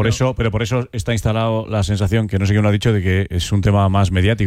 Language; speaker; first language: Spanish; native; Spanish